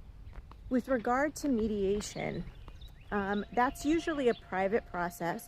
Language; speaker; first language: English; native; English